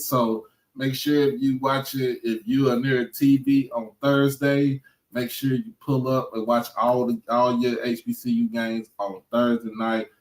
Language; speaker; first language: English; native; English